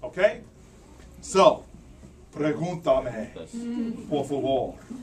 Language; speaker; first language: Spanish; non-native, learner; English